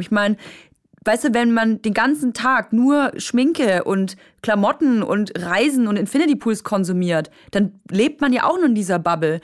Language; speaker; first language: German; native; German